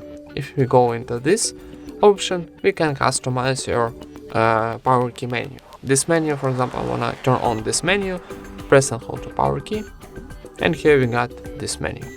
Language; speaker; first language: English; non-native, fluent; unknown